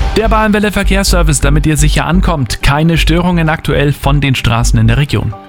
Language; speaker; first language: German; native; German